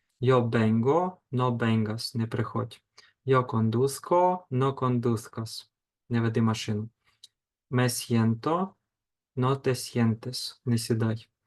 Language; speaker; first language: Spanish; non-native, fluent; Ukrainian